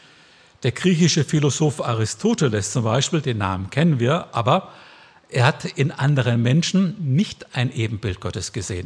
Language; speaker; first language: German; native; German